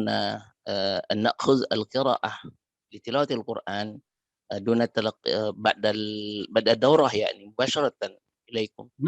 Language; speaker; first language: Arabic; non-native, fluent; Indonesian